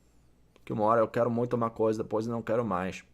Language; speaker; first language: Portuguese; non-native, learner; English